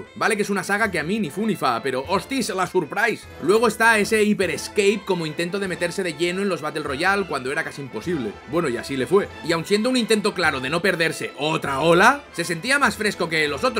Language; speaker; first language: Spanish; native; Spanish